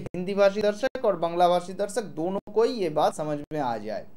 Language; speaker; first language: Hindi; non-native, local second language; Bangla